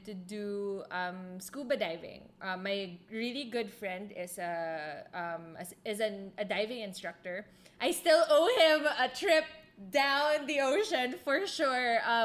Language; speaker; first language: English; non-native, local second language; Filipino